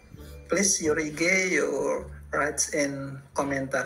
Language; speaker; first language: English; non-native, learner; Indonesian